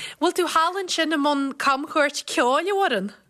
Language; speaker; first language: Irish; native; Irish